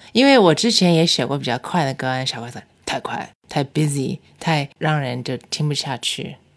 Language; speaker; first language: Chinese; early bilingual, other home language; English